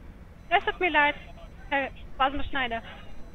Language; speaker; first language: German; non-native, learner; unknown